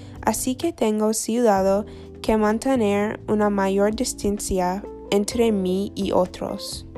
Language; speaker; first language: Spanish; non-native, learner; English